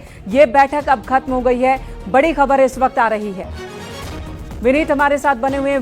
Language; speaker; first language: Hindi; native; Hindi